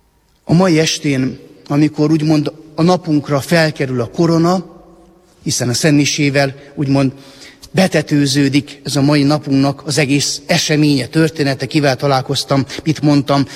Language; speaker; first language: Hungarian; native; Hungarian